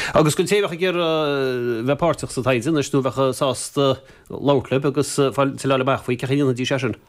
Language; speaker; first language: Irish; native; Irish